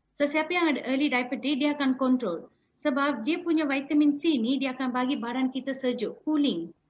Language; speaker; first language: Malay; non-native, local second language; Tamil